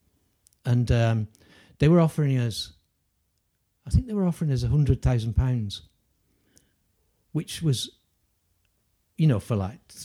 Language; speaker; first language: English; native; English